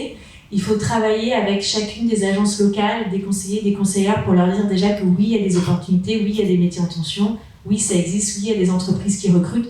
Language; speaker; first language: French; native; French